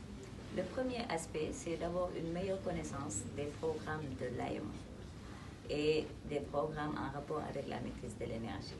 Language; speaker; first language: French; non-native, local second language; Wolof